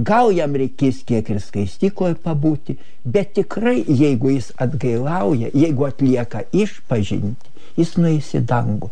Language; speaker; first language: Lithuanian; native; Lithuanian